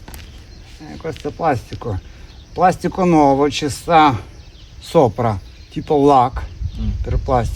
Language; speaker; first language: Italian; non-native, learner; Russian